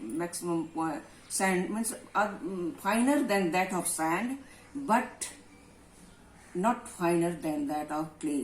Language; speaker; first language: English; non-native, local second language; Hindi